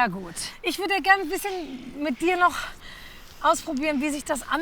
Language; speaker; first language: German; native; German